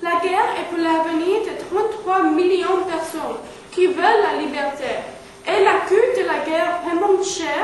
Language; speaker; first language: French; non-native, learner; English